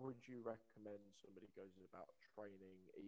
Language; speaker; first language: English; native; English